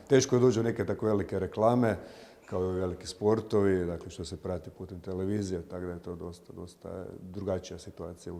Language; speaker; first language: Croatian; native; Croatian